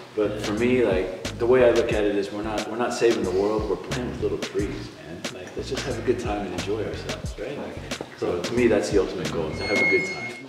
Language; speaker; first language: English; native; English